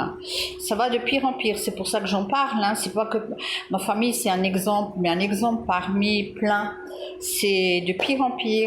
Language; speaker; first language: French; native; French